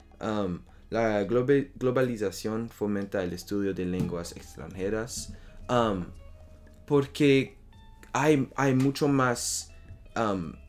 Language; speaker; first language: Spanish; non-native, learner; French